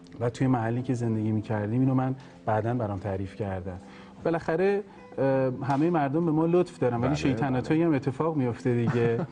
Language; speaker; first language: Persian; native; Persian